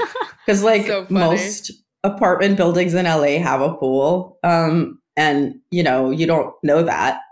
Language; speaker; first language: English; early bilingual, other home language; Russian